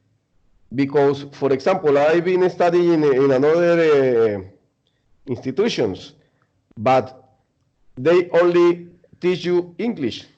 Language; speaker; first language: English; non-native, learner; Spanish